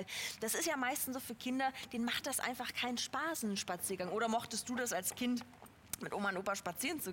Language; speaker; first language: German; native; German